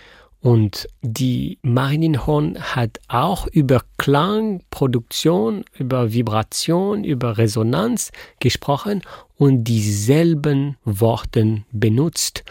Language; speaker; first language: German; non-native, fluent; French